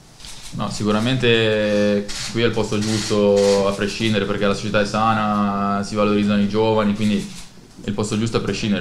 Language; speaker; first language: Italian; native; Italian